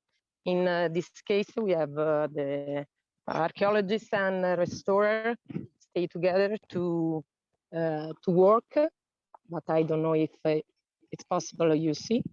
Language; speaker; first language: English; non-native, learner; Italian